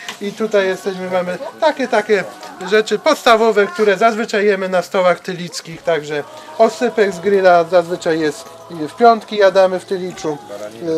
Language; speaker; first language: Polish; native; Polish